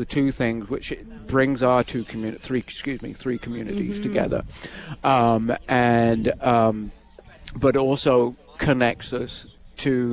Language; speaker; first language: English; native; English